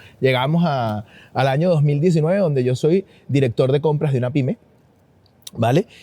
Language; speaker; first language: Spanish; native; Spanish